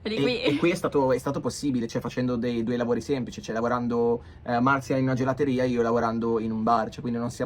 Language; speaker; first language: Italian; native; Italian